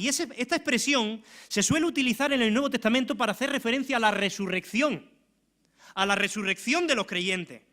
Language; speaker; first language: Spanish; native; Spanish